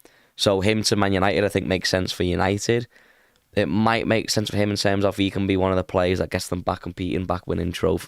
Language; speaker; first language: English; native; English